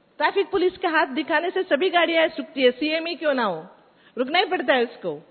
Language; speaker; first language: Hindi; non-native, local second language; Kannada